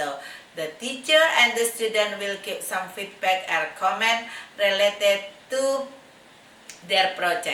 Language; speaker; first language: English; non-native, fluent; Indonesian